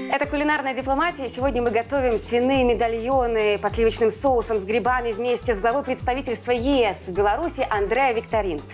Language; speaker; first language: Russian; native; Russian